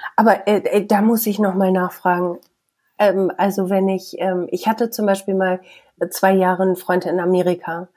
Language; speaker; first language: German; native; German